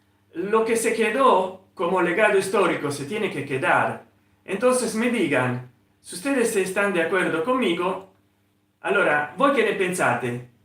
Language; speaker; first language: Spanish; non-native, fluent; Italian